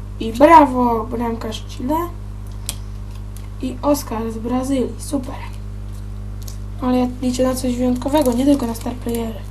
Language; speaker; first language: Polish; native; Polish